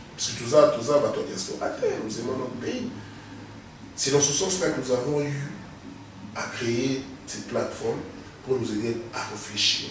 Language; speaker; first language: French; non-native, local second language; Lingala